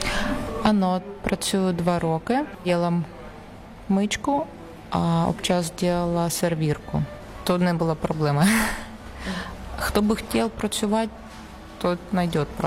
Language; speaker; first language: Czech; non-native, learner; Ukrainian